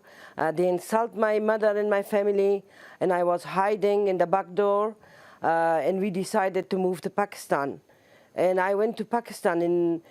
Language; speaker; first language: English; non-native, learner; Persian